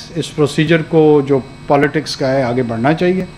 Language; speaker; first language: Urdu; non-native, local second language; Pashto